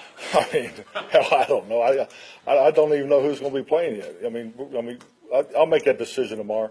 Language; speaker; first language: English; native; English